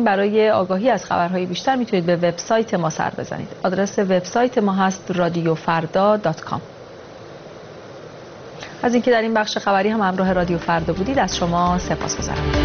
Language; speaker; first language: Persian; native; Persian